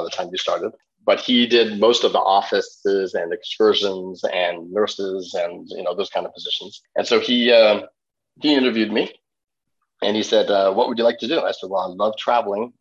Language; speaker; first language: English; native; English